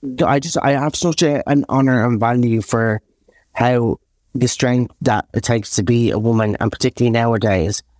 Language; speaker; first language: English; native; English